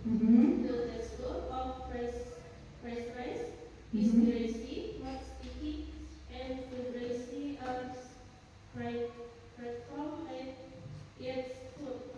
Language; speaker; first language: English; non-native, learner; Indonesian